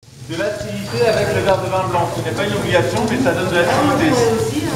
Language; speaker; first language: French; native; French